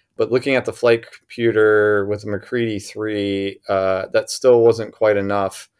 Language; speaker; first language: English; native; English